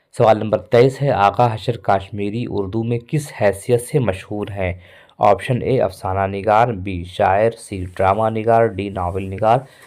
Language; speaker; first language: Hindi; native; Hindi